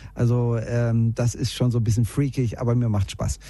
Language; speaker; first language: German; native; German